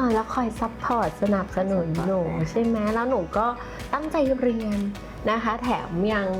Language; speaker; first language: Thai; native; Thai